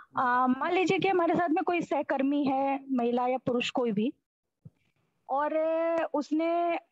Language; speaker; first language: Hindi; native; Hindi